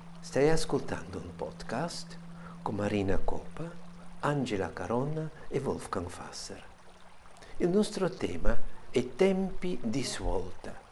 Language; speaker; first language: Italian; non-native, local second language; German